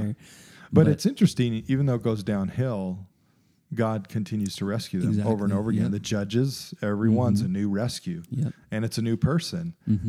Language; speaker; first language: English; native; English